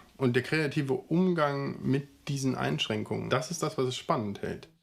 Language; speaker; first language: German; native; German